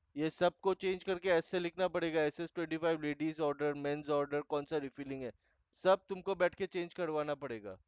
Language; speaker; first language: Hindi; non-native, local second language; Bangla